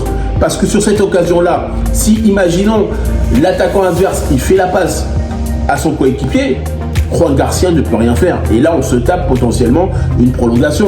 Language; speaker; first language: French; native; French